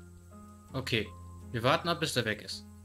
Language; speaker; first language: German; native; German